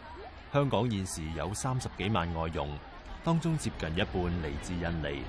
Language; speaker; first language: Cantonese; native; Cantonese